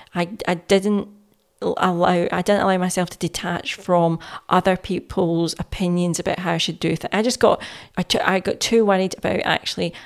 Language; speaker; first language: English; native; English